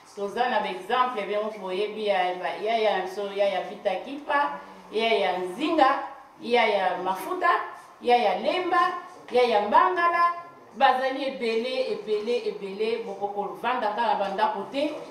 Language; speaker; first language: Lingala; non-native, local second language; Kongo